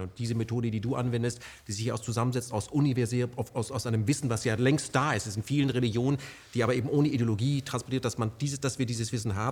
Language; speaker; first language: German; native; German